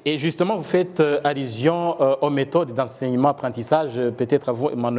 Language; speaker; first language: French; non-native, local second language; Kinyarwanda